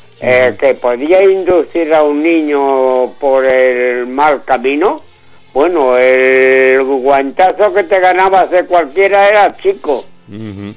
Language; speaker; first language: Spanish; native; Spanish